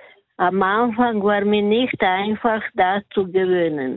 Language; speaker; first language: German; non-native, learner; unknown